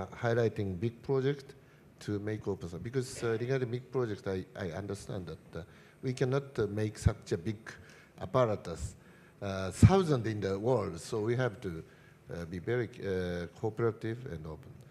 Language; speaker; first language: English; non-native, fluent; Japanese